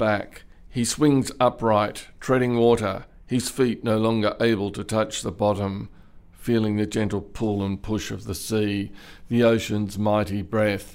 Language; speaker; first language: English; native; English